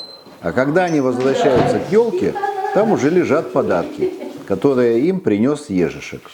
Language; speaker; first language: Russian; native; Russian